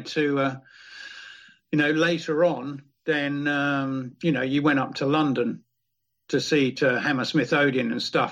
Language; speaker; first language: English; native; English